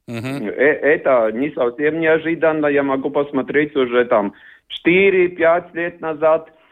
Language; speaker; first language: Russian; non-native, learner; Latvian